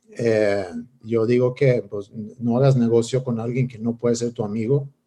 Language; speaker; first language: Spanish; non-native, fluent; Swedish